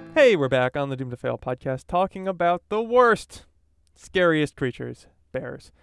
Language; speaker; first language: English; native; English